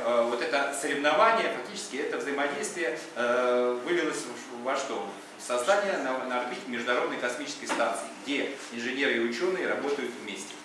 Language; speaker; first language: Russian; native; Russian